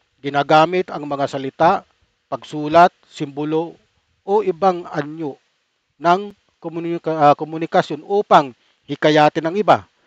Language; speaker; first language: Filipino; native; Filipino